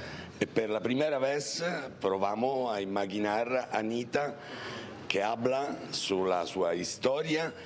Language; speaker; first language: Spanish; non-native, learner; Italian